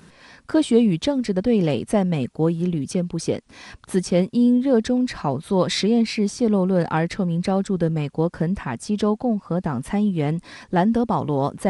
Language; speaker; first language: Chinese; native; Chinese